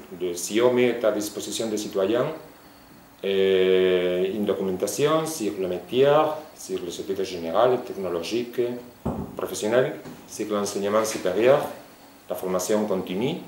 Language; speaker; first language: French; non-native, fluent; Spanish